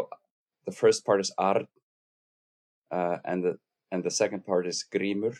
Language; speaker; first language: English; non-native, fluent; Icelandic